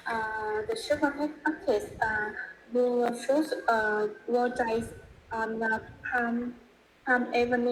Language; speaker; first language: English; non-native, learner; Vietnamese